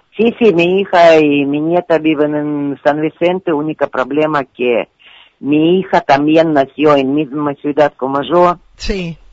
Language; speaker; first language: Spanish; non-native, learner; Ukrainian